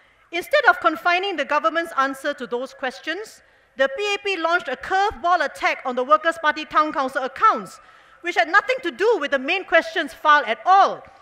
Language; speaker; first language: English; native; English